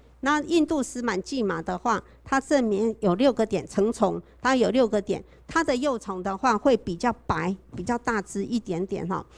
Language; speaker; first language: Chinese; native; Chinese